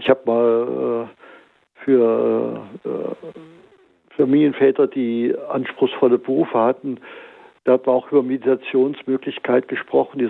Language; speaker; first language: German; native; German